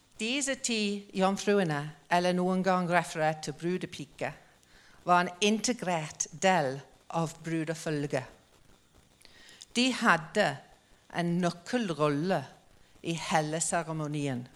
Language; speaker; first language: Norwegian; non-native, fluent; English